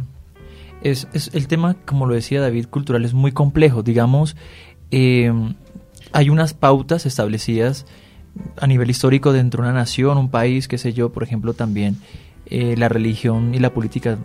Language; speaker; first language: Spanish; native; Spanish